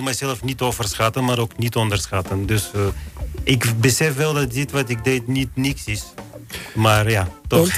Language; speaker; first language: Dutch; non-native, fluent; Bulgarian